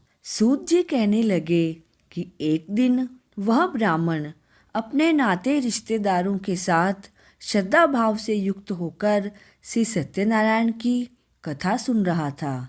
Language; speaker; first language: Hindi; native; Hindi